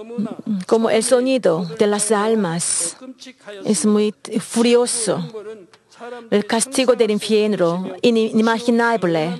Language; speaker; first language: Spanish; non-native, learner; Korean